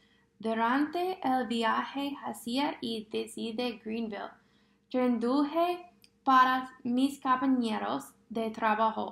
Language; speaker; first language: Spanish; non-native, fluent; English